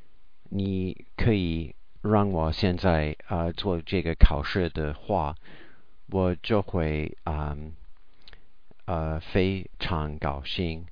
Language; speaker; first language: Chinese; non-native, learner; English